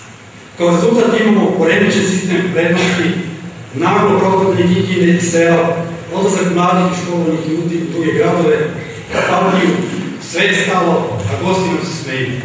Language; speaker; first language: Serbian; native; Serbian